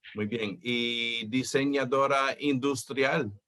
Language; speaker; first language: Spanish; non-native, fluent; English